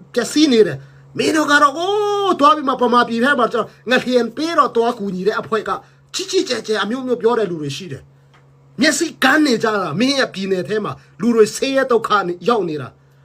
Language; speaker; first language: Burmese; non-native, local second language; Hakha Chin